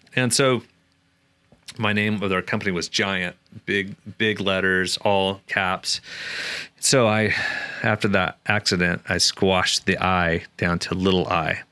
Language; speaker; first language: English; native; English